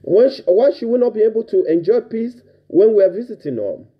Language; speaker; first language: English; non-native, local second language; Yoruba